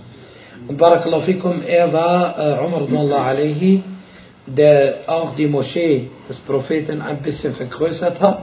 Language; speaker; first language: German; non-native, fluent; Arabic